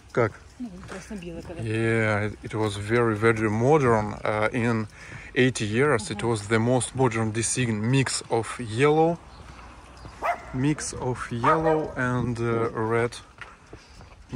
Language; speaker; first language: English; non-native, learner; Russian